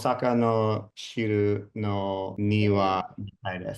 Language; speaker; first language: Japanese; non-native, learner; English